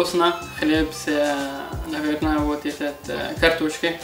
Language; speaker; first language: Russian; non-native, learner; Arabic